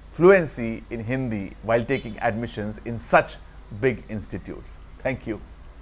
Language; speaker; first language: Hindi; non-native, local second language; Marathi